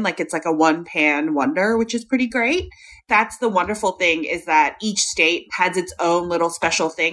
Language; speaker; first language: English; non-native, local second language; Cantonese